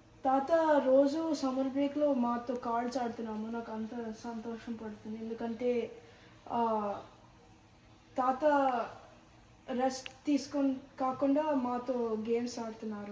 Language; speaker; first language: Telugu; early bilingual, heritage; Telugu